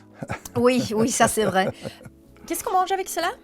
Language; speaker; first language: French; non-native, local second language; Dutch